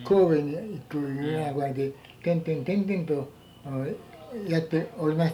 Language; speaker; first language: Japanese; native; Japanese